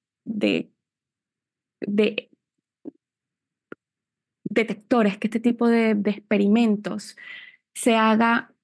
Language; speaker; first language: Spanish; native; Spanish